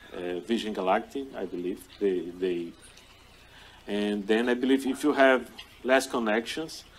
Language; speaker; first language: English; non-native, fluent; Portuguese